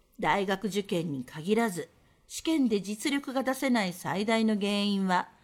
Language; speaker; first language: Japanese; native; Japanese